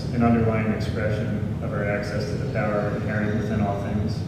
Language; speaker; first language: English; native; English